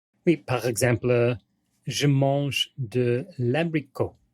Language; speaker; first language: French; non-native, learner; English